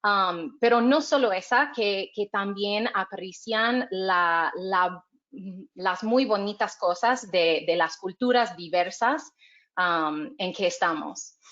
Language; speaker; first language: Spanish; non-native, fluent; English